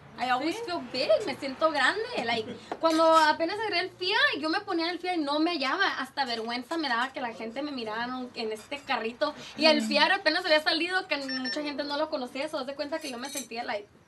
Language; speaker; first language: Spanish; early bilingual, heritage; Spanish